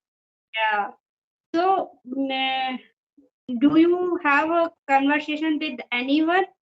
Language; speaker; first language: English; non-native, fluent; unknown